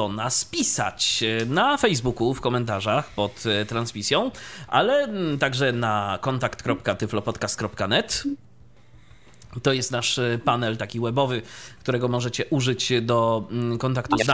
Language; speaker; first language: Polish; native; Polish